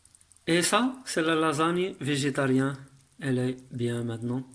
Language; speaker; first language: French; non-native, learner; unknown